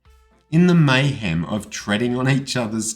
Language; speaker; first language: English; native; English